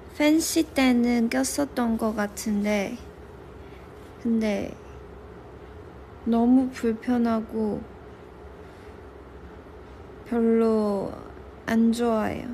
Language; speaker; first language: Korean; non-native, local second language; Chinese